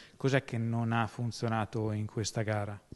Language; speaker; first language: Italian; native; Italian